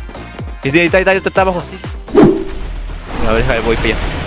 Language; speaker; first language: Spanish; native; Spanish